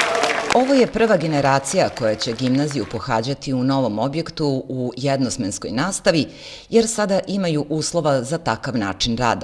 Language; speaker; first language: Serbian; native; Serbian